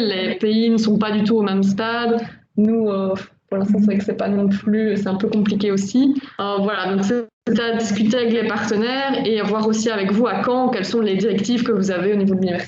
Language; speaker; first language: French; native; French